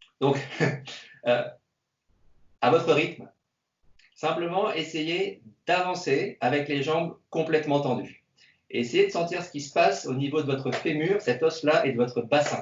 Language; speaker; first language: French; native; French